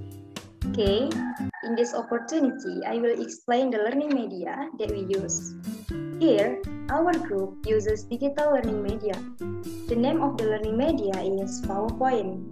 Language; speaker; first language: English; non-native, learner; Indonesian